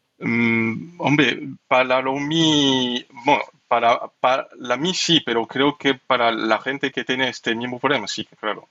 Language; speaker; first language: Spanish; non-native, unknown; French